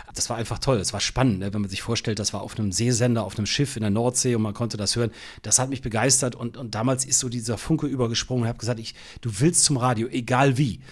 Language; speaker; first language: German; native; German